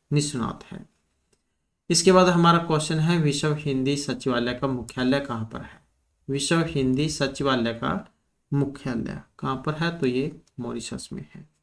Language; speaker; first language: Hindi; native; Hindi